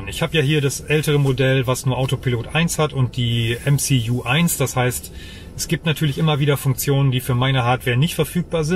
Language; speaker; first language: German; native; German